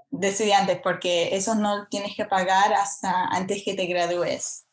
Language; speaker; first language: Spanish; early bilingual, heritage; Spanish